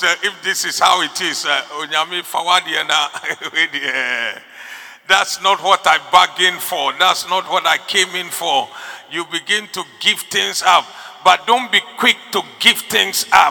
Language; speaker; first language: English; non-native, local second language; Akan